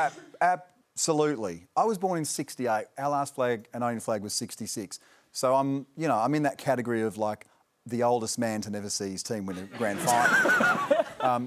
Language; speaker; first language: English; native; English